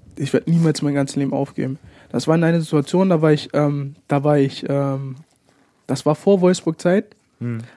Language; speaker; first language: German; native; German